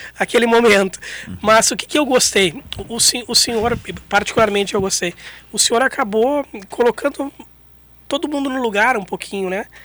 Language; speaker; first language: Portuguese; native; Portuguese